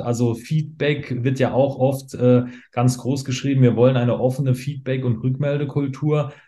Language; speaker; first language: German; native; German